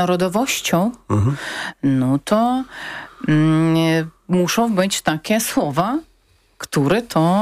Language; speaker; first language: Polish; non-native, learner; Ukrainian